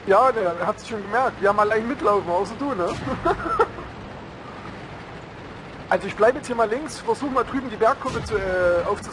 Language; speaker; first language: German; native; German